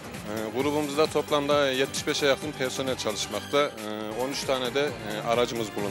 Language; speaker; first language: Turkish; native; Turkish